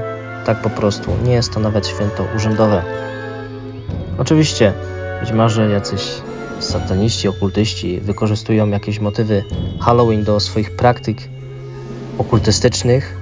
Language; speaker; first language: Polish; native; Polish